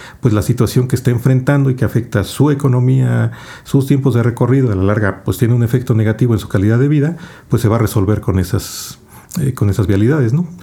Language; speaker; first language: Spanish; native; Spanish